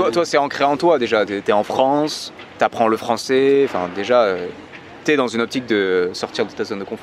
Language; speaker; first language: French; native; French